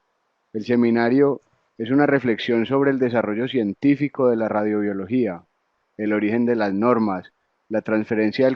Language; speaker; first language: Spanish; native; Spanish